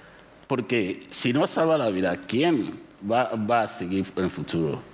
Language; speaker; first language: Spanish; non-native, learner; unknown